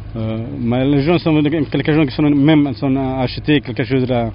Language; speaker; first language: French; non-native, learner; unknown